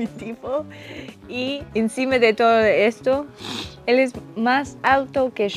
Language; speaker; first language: Spanish; non-native, learner; English